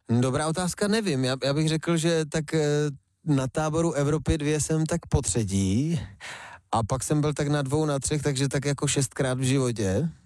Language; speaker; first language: Czech; early bilingual, other home language; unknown